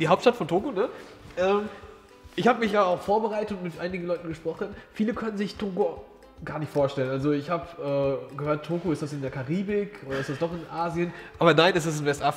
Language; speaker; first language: German; early bilingual, other home language; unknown